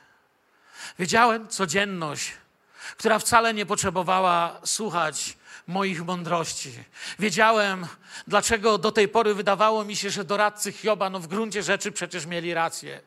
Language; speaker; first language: Polish; native; Polish